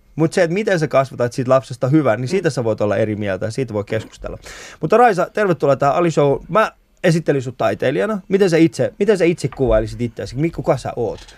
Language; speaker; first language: Finnish; early bilingual, other home language; Persian